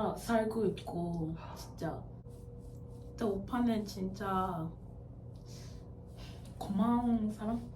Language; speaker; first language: Korean; non-native, fluent; English